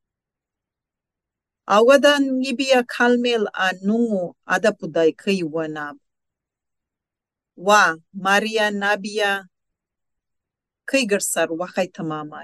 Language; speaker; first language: English; non-native, local second language; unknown